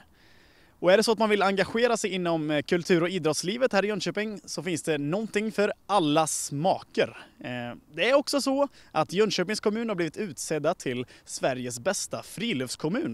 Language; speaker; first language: Swedish; native; Swedish